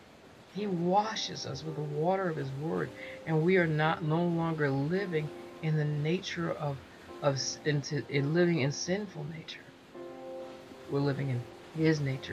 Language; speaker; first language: English; native; English